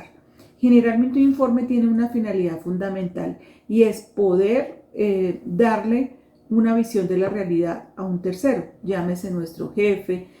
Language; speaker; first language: Spanish; native; Spanish